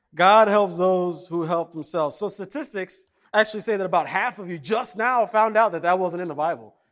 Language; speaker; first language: English; early bilingual, other home language; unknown